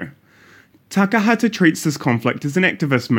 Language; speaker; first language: English; native; English